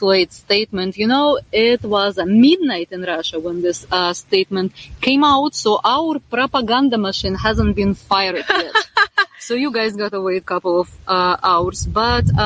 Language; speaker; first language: English; non-native, fluent; Russian